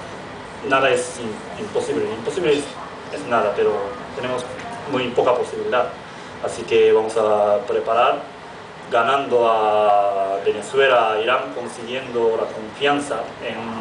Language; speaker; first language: Spanish; non-native, fluent; Japanese